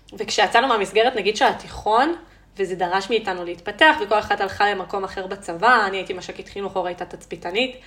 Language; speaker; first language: Hebrew; early bilingual, other home language; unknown